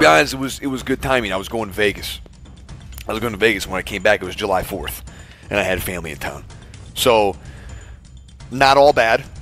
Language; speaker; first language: English; native; English